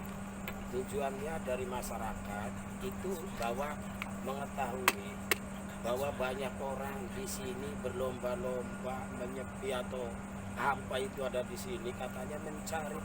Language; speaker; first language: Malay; non-native, local second language; Javanese